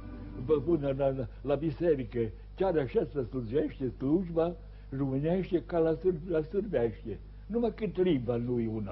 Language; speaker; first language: Romanian; non-native, local second language; Serbian